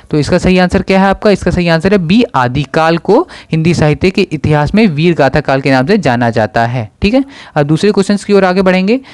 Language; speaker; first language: Hindi; native; Hindi